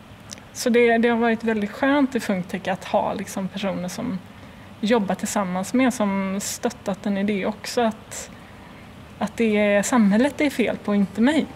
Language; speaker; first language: Swedish; native; Swedish